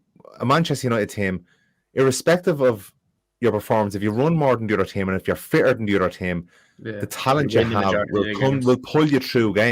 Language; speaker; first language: English; native; English